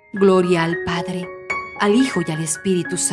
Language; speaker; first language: Spanish; native; Spanish